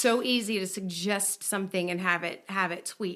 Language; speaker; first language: English; native; English